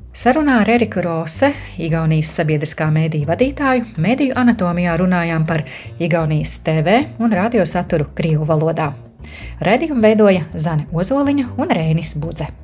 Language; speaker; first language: Latvian; native; Latvian